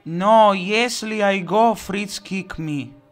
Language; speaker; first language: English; non-native, learner; Italian